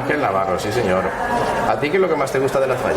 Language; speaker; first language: Spanish; native; Spanish